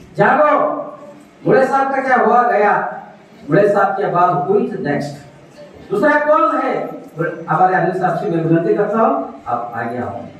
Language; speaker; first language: Hindi; non-native, local second language; Marathi